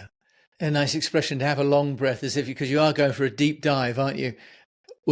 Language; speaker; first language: English; native; English